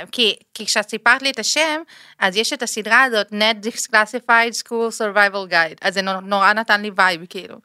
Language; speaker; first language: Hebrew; early bilingual, other home language; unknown